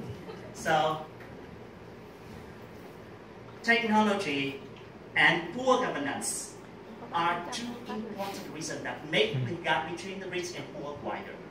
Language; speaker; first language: English; non-native, learner; Vietnamese